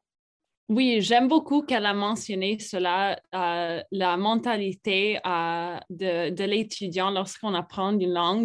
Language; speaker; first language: French; non-native, fluent; English